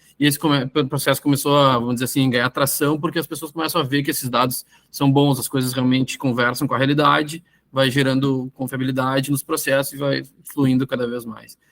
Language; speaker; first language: Portuguese; native; Portuguese